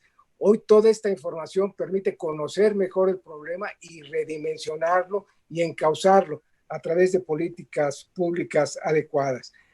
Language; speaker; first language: Spanish; native; Spanish